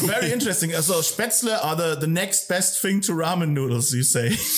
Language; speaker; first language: English; non-native, fluent; German